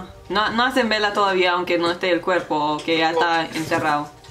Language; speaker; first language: Spanish; non-native, fluent; English